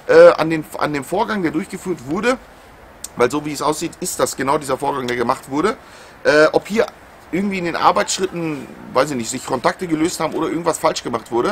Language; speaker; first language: German; native; German